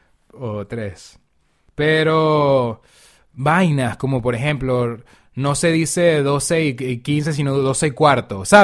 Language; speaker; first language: Spanish; native; Spanish